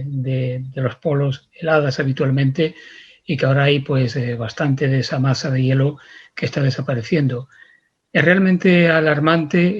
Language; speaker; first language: Spanish; native; Spanish